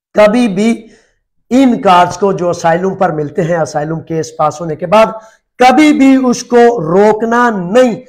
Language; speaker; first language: Urdu; non-native, local second language; Punjabi